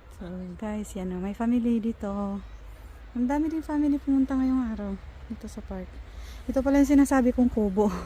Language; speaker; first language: Filipino; native; Filipino